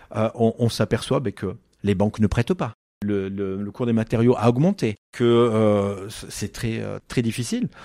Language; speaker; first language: French; native; French